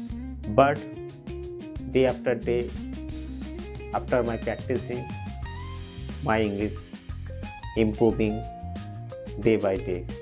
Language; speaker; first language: English; non-native, learner; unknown